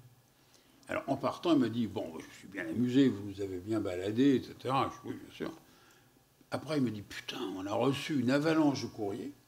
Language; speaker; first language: French; native; French